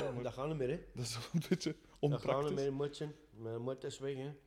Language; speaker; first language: Dutch; native; Dutch